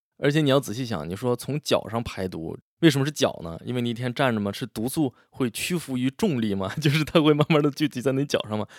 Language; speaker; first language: Chinese; native; Chinese